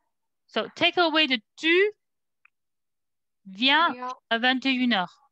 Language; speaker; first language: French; non-native, fluent; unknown